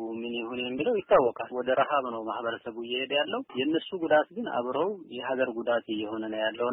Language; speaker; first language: Amharic; non-native, local second language; Afar